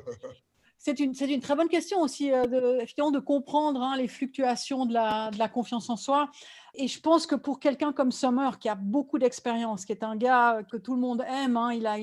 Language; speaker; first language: French; native; French